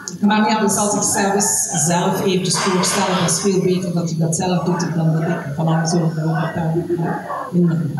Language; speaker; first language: Dutch; native; Dutch